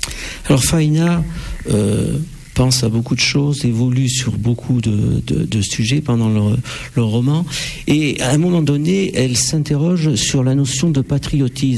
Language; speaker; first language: French; native; French